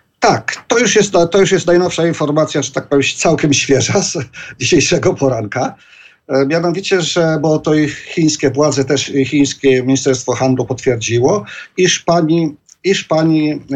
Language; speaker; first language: Polish; native; Polish